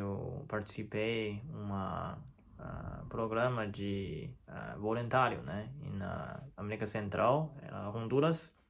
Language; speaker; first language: Portuguese; non-native, fluent; Chinese